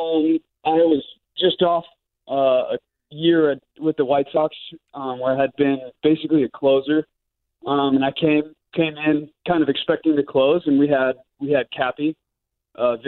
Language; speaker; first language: English; native; English